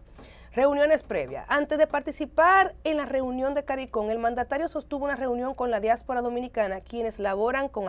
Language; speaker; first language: Spanish; native; Spanish